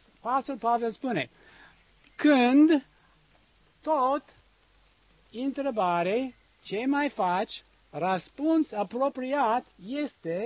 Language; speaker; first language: Romanian; non-native, learner; English